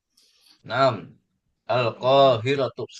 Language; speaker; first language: Arabic; non-native, learner; Indonesian